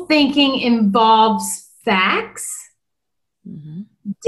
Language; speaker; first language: English; native; English